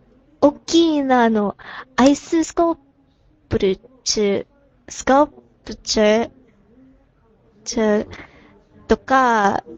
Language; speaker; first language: Japanese; non-native, learner; English